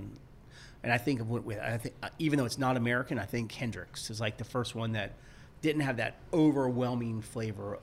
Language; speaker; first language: English; native; English